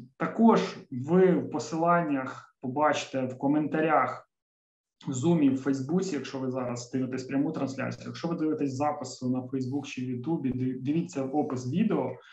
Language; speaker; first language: Ukrainian; native; Ukrainian